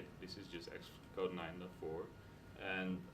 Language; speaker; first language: English; non-native, fluent; Dutch